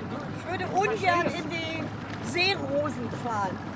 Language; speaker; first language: German; native; German